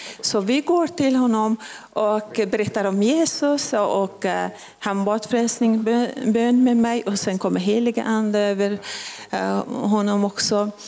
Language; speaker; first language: Swedish; non-native, local second language; Persian